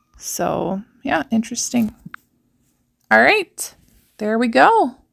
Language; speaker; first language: English; native; English